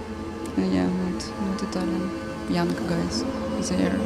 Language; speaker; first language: English; non-native, fluent; Ukrainian